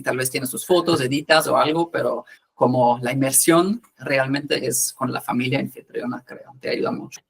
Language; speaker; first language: Spanish; non-native, fluent; German